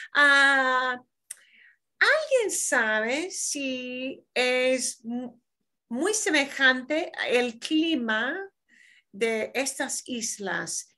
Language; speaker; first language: Spanish; non-native, fluent; English